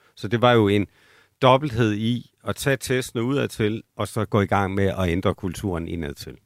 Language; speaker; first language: Danish; native; Danish